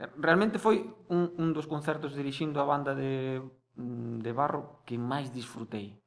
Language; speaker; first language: Galician; native; Galician